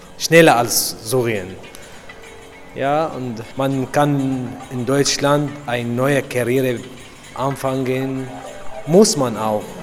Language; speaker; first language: German; non-native, learner; Arabic